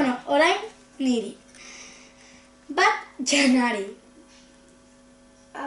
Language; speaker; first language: Basque; non-native, local second language; Spanish